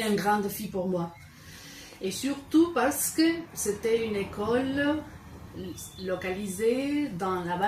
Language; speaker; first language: French; non-native, fluent; Spanish